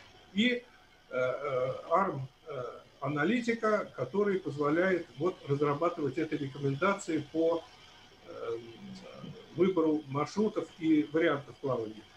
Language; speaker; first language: Russian; native; Russian